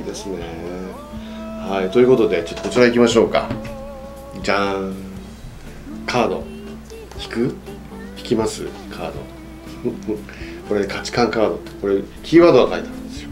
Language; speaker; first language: Japanese; native; Japanese